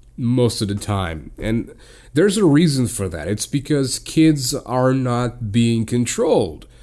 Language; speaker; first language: English; non-native, fluent; Portuguese